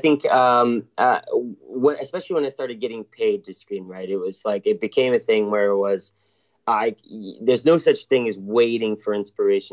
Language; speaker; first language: English; native; English